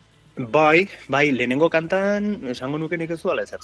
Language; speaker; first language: Basque; native; Basque